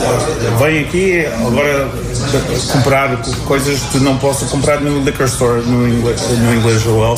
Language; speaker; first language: Portuguese; early bilingual, heritage; Portuguese